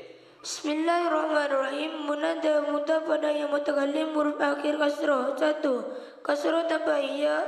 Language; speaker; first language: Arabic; non-native, learner; Madurese